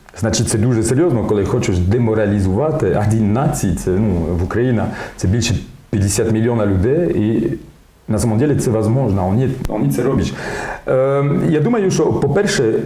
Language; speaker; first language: Ukrainian; non-native, learner; French